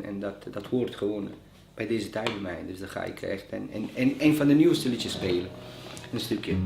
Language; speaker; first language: Dutch; non-native, fluent; Bosnian